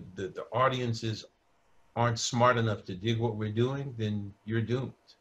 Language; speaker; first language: English; native; English